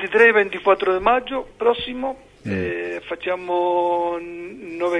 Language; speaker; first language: Italian; non-native, learner; Spanish